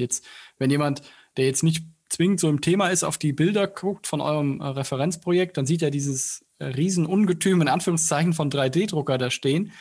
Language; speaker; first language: German; native; German